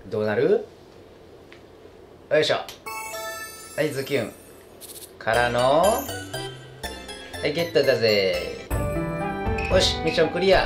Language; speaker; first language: Japanese; native; Japanese